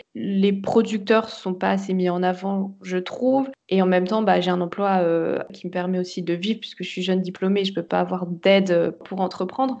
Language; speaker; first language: French; native; French